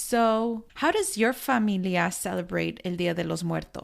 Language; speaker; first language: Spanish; early bilingual, other home language; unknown